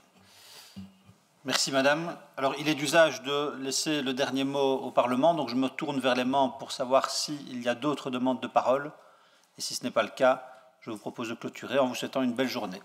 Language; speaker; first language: French; native; French